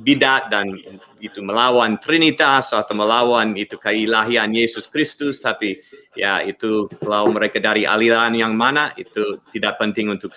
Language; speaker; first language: Indonesian; non-native, learner; English